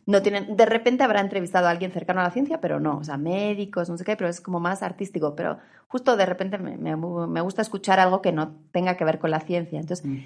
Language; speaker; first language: Spanish; native; Spanish